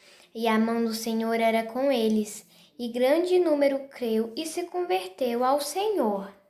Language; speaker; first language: Portuguese; native; Portuguese